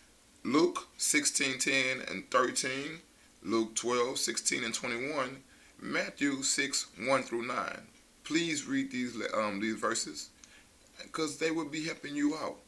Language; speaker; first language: English; native; English